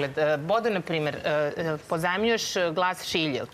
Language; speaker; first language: Serbian; native; Serbian